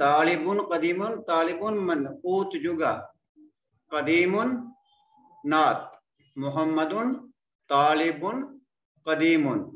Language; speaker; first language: Arabic; non-native, fluent; Malay